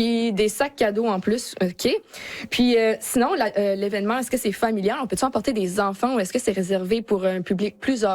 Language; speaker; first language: French; native; French